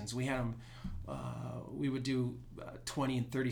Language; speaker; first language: English; native; English